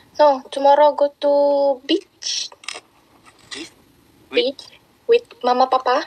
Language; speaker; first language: English; non-native, learner; Indonesian